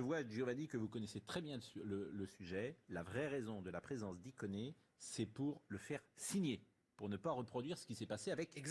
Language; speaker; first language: French; native; French